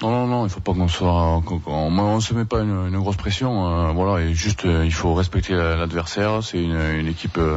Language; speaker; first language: French; native; French